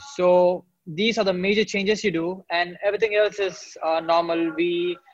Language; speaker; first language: English; non-native, local second language; Hindi